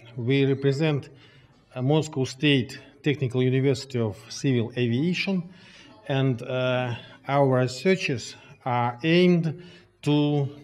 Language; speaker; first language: English; non-native, fluent; Russian